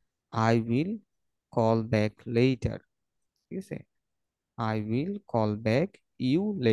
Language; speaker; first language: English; non-native, fluent; Bangla